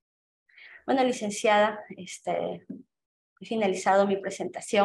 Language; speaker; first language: Spanish; native; Spanish